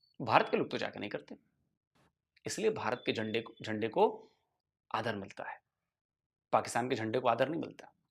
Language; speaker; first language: Hindi; native; Hindi